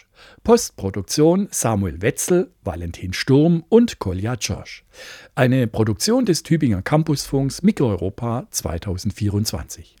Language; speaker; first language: German; native; German